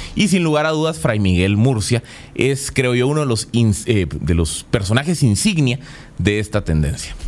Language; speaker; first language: Spanish; native; Spanish